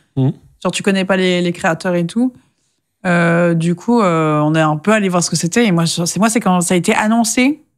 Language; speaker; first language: French; native; French